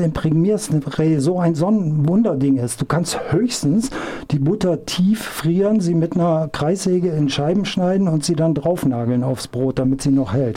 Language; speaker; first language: German; native; German